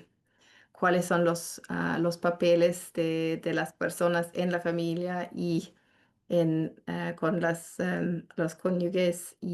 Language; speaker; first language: Spanish; non-native, fluent; English